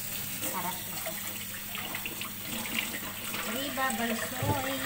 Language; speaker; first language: Russian; non-native, learner; Filipino